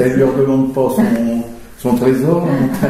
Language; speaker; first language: French; native; French